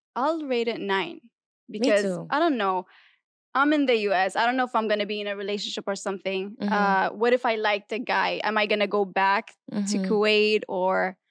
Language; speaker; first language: English; non-native, fluent; Arabic